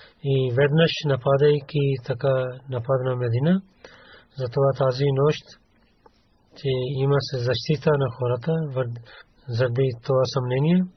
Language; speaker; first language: Bulgarian; non-native, learner; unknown